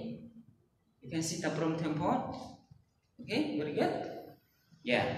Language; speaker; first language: English; non-native, learner; Khmer